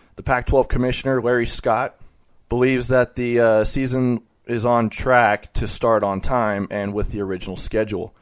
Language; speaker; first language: English; native; English